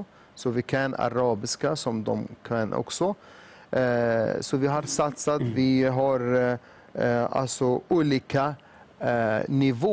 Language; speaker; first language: Swedish; non-native, fluent; Arabic